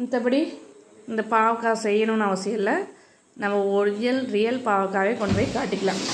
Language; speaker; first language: Tamil; native; Tamil